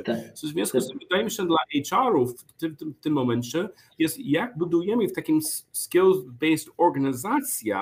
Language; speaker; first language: Polish; non-native, learner; English